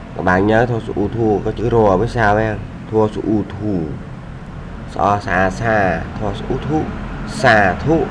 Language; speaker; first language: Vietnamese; non-native, local second language; Khmer